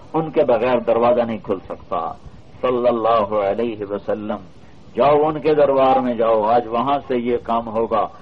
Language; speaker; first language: Urdu; non-native, local second language; Punjabi